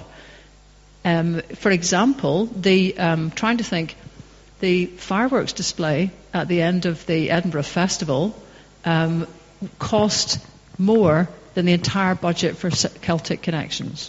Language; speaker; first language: English; native; English